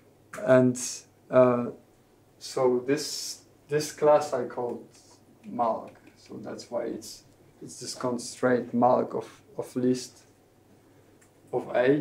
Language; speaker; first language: English; non-native, fluent; Polish